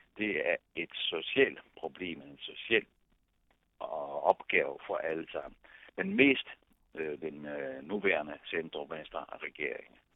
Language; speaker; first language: Danish; non-native, fluent; Italian